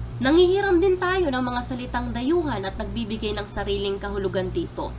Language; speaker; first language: Filipino; native; Filipino